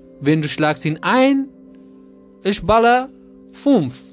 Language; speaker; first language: German; non-native, learner; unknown